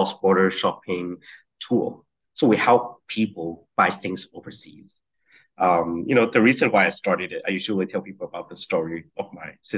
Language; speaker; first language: English; non-native, local second language; Cantonese